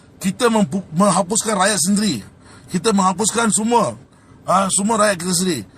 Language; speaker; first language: Malay; non-native, local second language; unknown